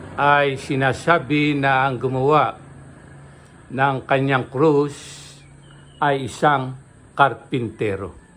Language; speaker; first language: Filipino; native; Filipino